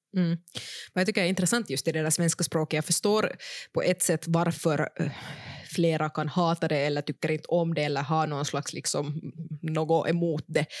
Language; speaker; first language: Swedish; native; Swedish